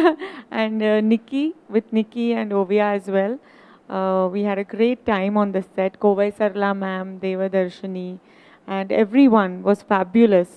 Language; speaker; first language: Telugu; non-native, learner; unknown